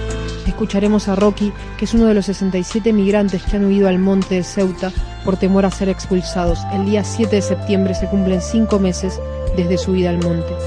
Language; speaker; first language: Spanish; native; Spanish